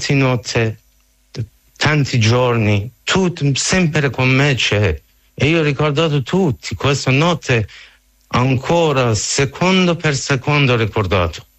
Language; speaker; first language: Italian; non-native, learner; Persian